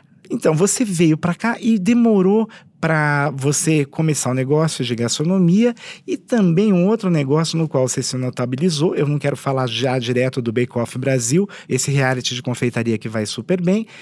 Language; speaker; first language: Portuguese; native; Portuguese